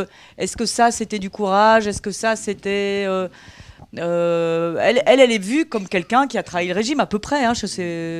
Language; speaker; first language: French; native; French